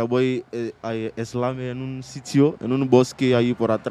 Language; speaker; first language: Spanish; non-native, fluent; Mandingo